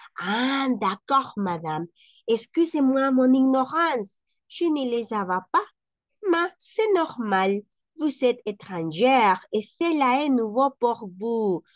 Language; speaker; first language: French; non-native, fluent; Spanish